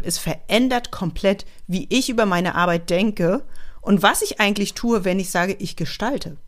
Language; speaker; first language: German; native; German